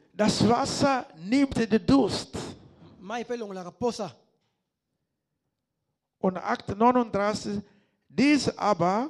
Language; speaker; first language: German; non-native, learner; Lingala